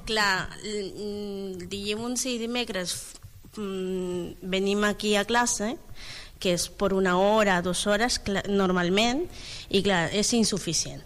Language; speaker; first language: Catalan; non-native, learner; Spanish